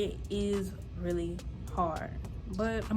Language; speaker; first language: English; native; English